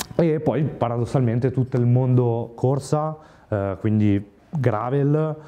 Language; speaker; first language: Italian; native; Italian